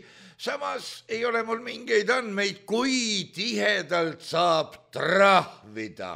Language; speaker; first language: Estonian; native; Estonian